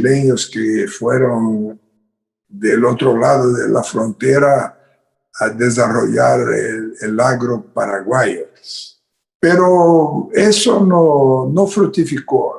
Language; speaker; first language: Spanish; non-native, fluent; Portuguese